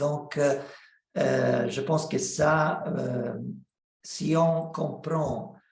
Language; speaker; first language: French; non-native, fluent; Italian